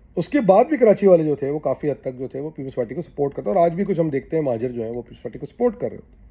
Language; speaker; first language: Urdu; native; Urdu